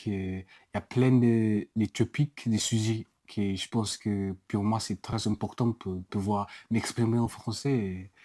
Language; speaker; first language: French; non-native, learner; English